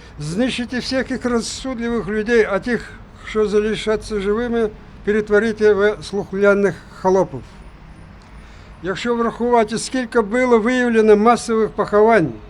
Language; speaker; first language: Ukrainian; non-native, local second language; Crimean Tatar